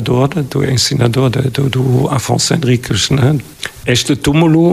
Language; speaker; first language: Portuguese; non-native, fluent; German